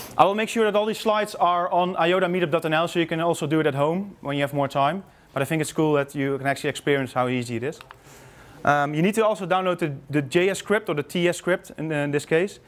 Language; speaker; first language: English; non-native, fluent; Dutch